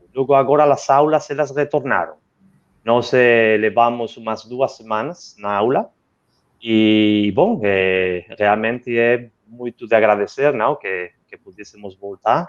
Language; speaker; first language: Portuguese; non-native, learner; Spanish